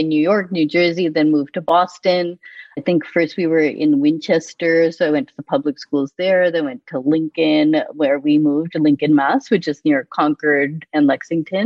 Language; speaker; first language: English; native; English